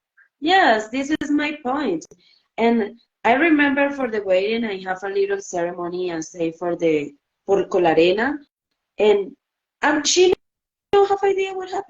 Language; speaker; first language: English; non-native, learner; Spanish